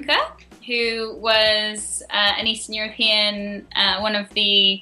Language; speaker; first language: English; native; English